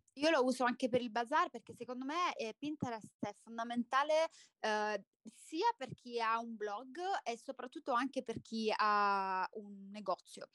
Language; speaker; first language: Italian; native; Italian